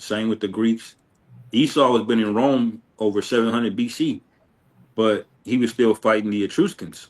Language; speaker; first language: English; native; English